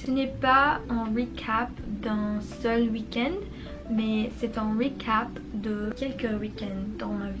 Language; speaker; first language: French; non-native, learner; Spanish